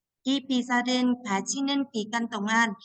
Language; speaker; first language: Korean; non-native, fluent; Vietnamese